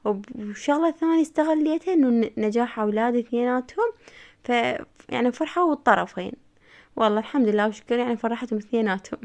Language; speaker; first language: Arabic; native; Arabic